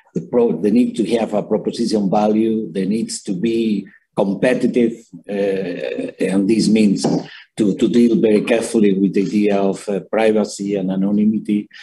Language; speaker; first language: English; non-native, fluent; Spanish